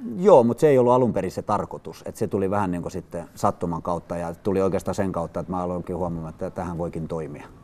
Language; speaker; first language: Finnish; early bilingual, other home language; Swedish